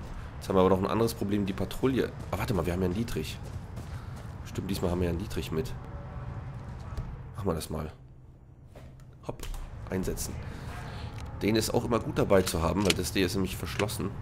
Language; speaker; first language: German; native; German